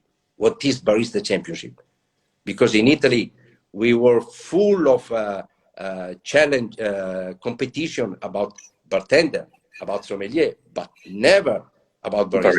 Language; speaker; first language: English; non-native, learner; Italian